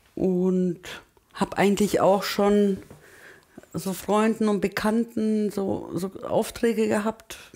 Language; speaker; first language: German; early bilingual, other home language; Turkish